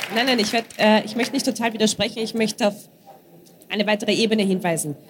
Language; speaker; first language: German; native; German